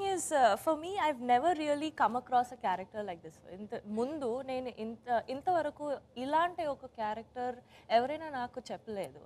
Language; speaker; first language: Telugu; non-native, learner; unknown